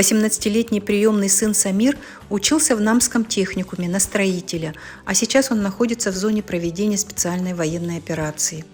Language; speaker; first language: Russian; native; Russian